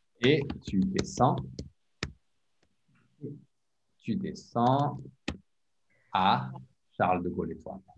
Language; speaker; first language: French; non-native, learner; English